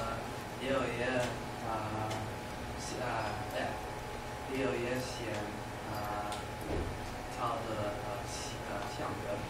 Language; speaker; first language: Chinese; non-native, learner; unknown